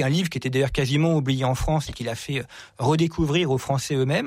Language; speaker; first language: French; native; French